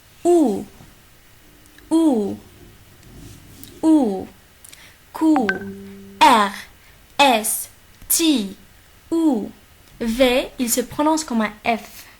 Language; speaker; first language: French; non-native, local second language; Arabic